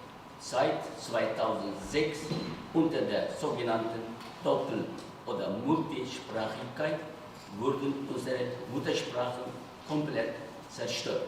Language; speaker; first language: German; non-native, fluent; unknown